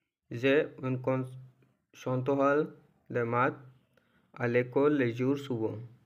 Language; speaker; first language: French; non-native, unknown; Hindi